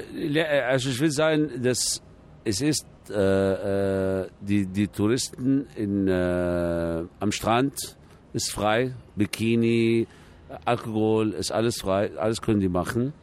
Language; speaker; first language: German; non-native, fluent; Arabic